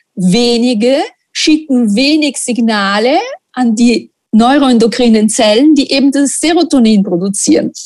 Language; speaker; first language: German; non-native, fluent; Italian